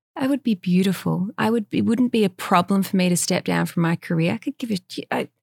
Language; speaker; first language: English; native; English